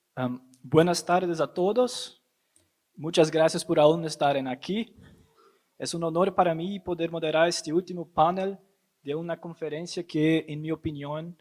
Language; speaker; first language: Spanish; non-native, fluent; Portuguese